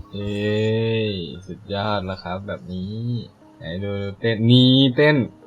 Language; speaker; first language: Thai; native; Thai